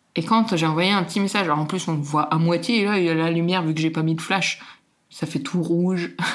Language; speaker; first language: French; native; French